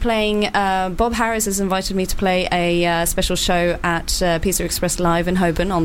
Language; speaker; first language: English; non-native, fluent; Norwegian